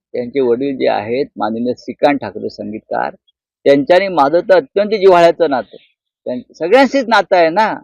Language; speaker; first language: Marathi; native; Marathi